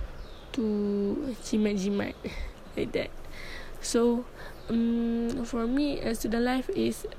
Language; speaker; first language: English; non-native, learner; Malay